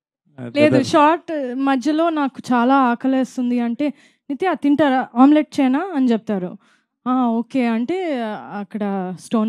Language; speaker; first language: Telugu; non-native, fluent; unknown